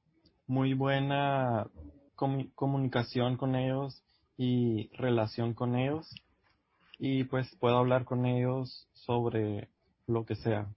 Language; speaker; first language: Spanish; early bilingual, heritage; Spanish